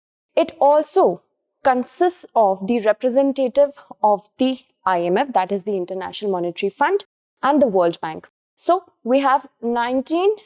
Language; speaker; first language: English; non-native, local second language; Hindi